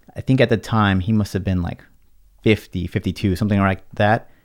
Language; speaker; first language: English; early bilingual, other home language; Spanish